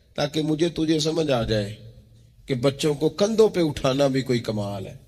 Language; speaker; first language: Urdu; non-native, local second language; Punjabi